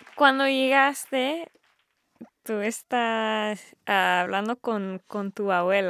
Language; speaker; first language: Spanish; early bilingual, heritage; English